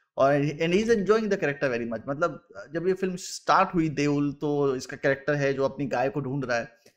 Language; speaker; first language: Hindi; native; Hindi